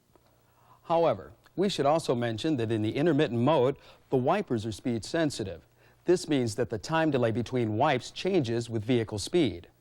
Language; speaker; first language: English; native; English